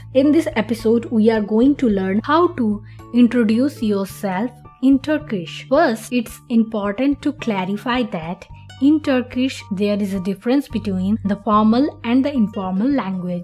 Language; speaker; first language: English; non-native, fluent; Turkish